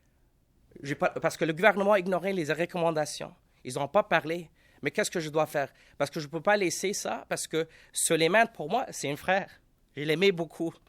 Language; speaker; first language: French; non-native, local second language; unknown